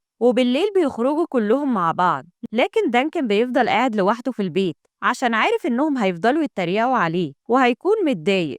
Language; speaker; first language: Arabic; native; Arabic